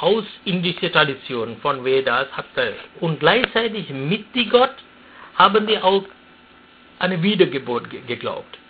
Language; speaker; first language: German; non-native, fluent; Sinhala